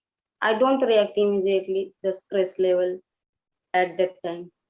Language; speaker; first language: English; non-native, learner; Marathi